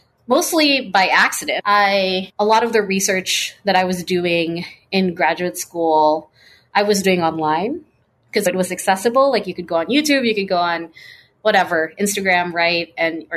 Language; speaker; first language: English; non-native, local second language; Filipino